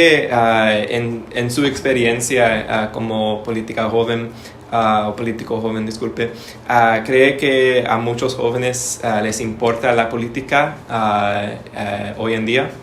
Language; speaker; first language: Spanish; non-native, learner; English